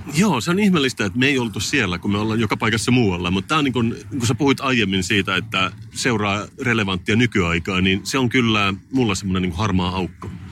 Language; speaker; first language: Finnish; native; Finnish